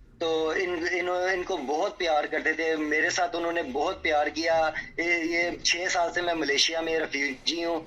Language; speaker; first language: Urdu; non-native, local second language; Punjabi